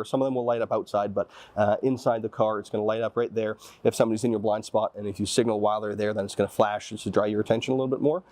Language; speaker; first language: English; native; English